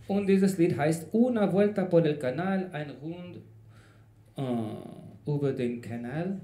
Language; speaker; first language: German; non-native, learner; Spanish